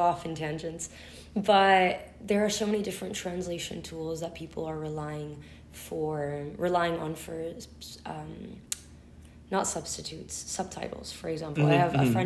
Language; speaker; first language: English; non-native, fluent; Spanish